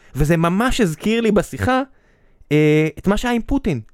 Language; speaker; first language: Hebrew; native; Hebrew